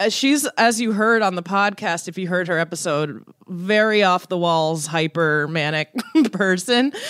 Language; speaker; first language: English; early bilingual, other home language; Persian